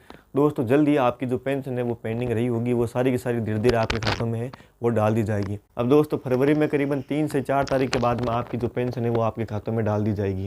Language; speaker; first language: Hindi; non-native, local second language; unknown